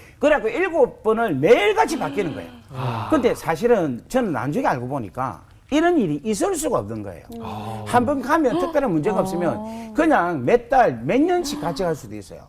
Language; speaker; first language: Korean; native; Korean